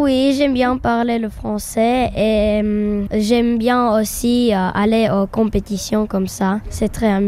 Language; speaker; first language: French; non-native, learner; Slovak